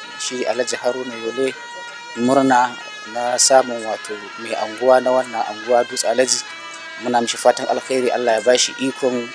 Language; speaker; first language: Hausa; native; Hausa